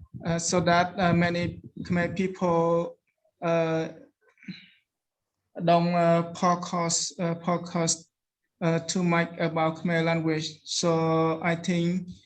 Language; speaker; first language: English; non-native, learner; Khmer